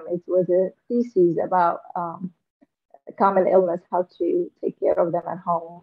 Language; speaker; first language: English; non-native, fluent; Arabic